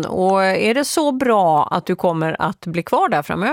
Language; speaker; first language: Swedish; native; Swedish